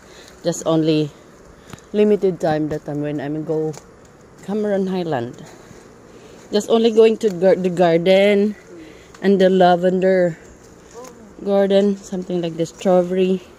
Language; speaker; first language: English; non-native, learner; Filipino